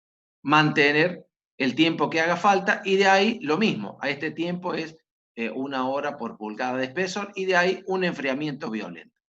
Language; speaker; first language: Spanish; native; Spanish